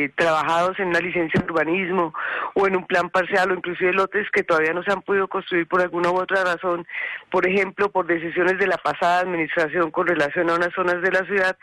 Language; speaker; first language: Spanish; native; Spanish